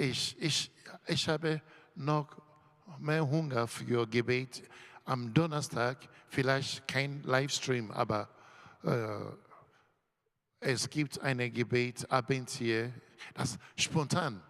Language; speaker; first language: German; non-native, learner; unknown